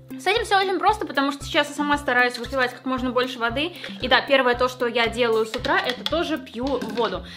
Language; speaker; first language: Russian; native; Russian